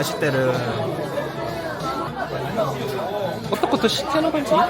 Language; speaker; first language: Japanese; non-native, learner; Korean